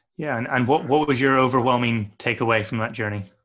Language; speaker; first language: English; native; English